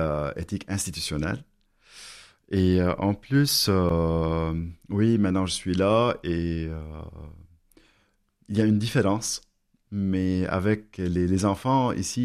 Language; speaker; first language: French; non-native, local second language; Arabic